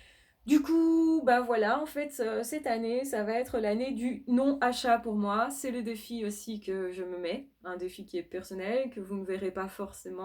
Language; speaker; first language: French; native; French